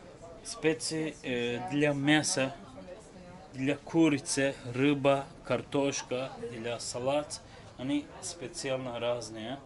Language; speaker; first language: Russian; non-native, learner; Turkish